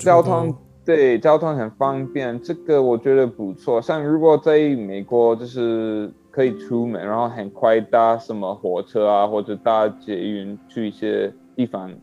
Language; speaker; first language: Chinese; non-native, learner; English